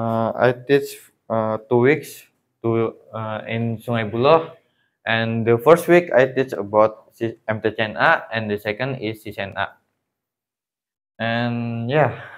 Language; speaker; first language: English; non-native, learner; Indonesian